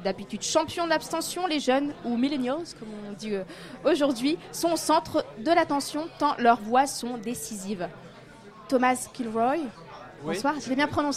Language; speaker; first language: French; native; French